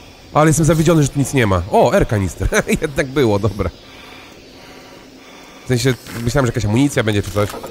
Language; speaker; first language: Polish; native; Polish